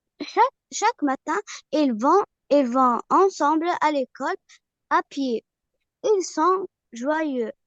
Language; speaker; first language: French; non-native, learner; Arabic